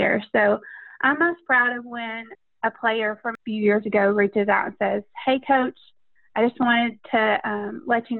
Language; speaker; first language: English; native; English